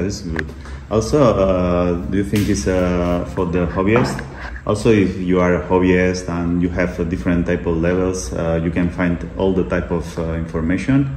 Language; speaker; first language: English; non-native, learner; Spanish